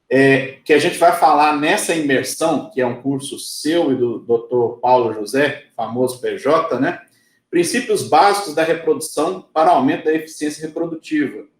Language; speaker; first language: Portuguese; native; Portuguese